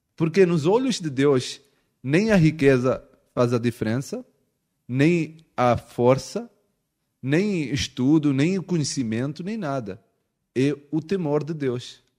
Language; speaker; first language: Portuguese; non-native, fluent; Urdu